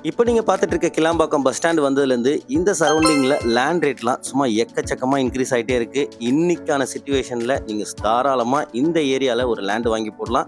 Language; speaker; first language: Tamil; native; Tamil